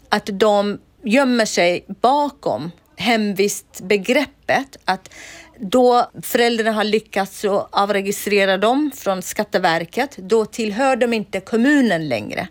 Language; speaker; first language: Swedish; non-native, fluent; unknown